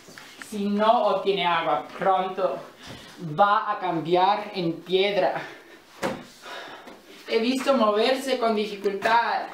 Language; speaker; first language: Spanish; non-native, learner; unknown